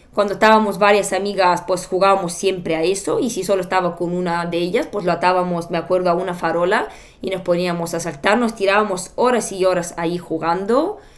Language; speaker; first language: Spanish; non-native, fluent; Bulgarian